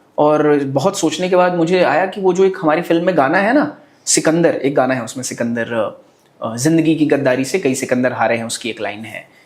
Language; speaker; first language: Hindi; non-native, local second language; Bhojpuri